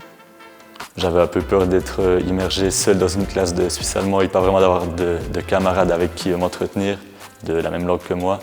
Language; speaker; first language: French; native; French